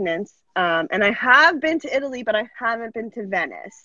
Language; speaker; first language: English; native; English